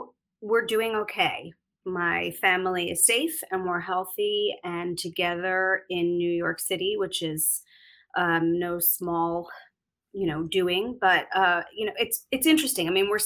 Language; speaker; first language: English; native; English